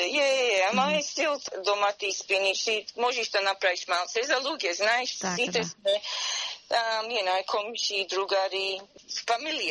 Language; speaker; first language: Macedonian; early bilingual, heritage; Macedonian